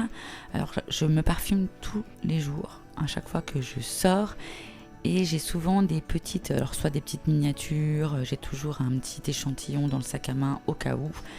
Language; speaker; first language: French; native; French